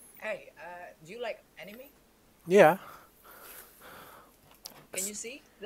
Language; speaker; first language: English; non-native, learner; Indonesian